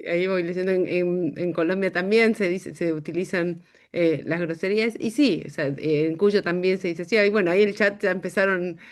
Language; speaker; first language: Spanish; native; Spanish